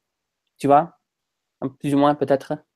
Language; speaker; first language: French; non-native, fluent; English